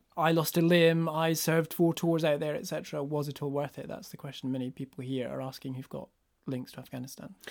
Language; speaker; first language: English; native; English